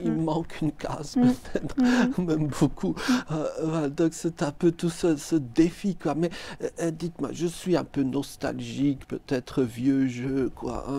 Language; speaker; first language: French; native; French